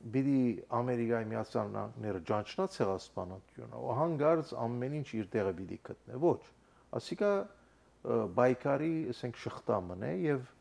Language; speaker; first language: Armenian; native; Armenian